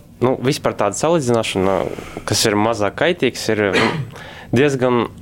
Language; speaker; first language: Latvian; non-native, local second language; Russian